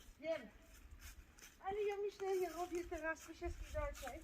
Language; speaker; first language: Polish; non-native, learner; Dutch